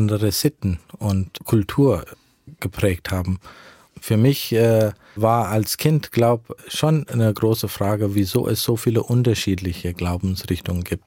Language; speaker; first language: German; early bilingual, heritage; German